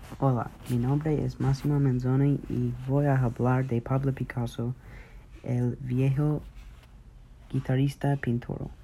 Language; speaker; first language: Spanish; non-native, learner; English